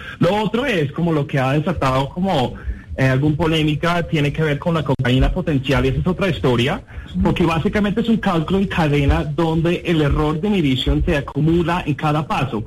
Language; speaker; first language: Spanish; non-native, fluent; English